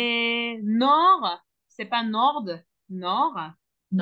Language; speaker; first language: French; non-native, fluent; Turkish